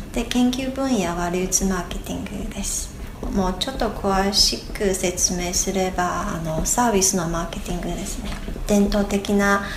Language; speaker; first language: Japanese; non-native, fluent; Chinese